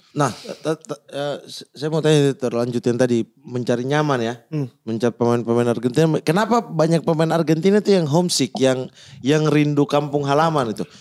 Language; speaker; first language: Indonesian; native; Indonesian